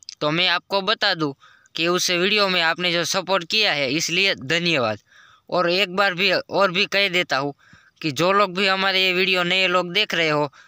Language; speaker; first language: Hindi; non-native, local second language; Gujarati